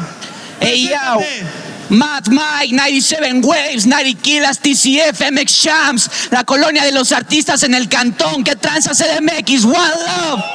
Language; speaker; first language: Spanish; native; Spanish